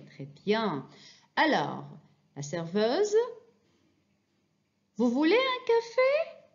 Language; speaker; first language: French; non-native, fluent; Arabic